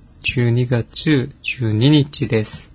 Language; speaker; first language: Japanese; non-native, fluent; Korean